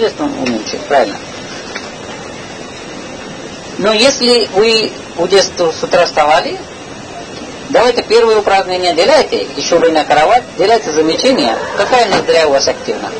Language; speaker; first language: Russian; non-native, learner; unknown